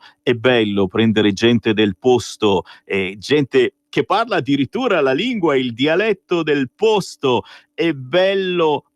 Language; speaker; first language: Italian; native; Italian